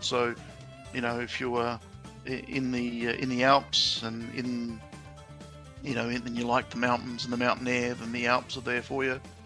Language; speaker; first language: English; early bilingual, other home language; Italian